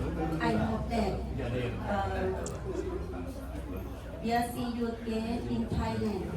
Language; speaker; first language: English; non-native, learner; Indonesian